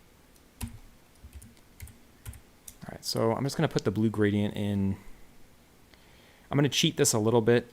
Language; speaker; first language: English; native; English